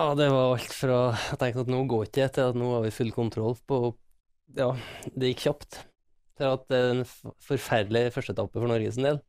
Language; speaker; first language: Norwegian; native; Norwegian